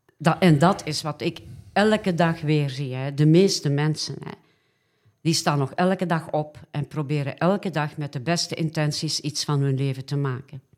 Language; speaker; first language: Dutch; native; Dutch